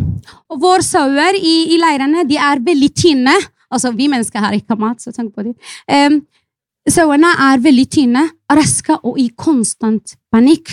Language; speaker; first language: Norwegian; non-native, fluent; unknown